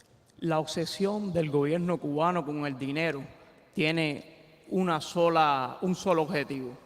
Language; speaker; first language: Spanish; native; Spanish